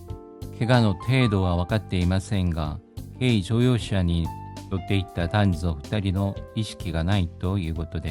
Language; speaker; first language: Japanese; non-native, fluent; Korean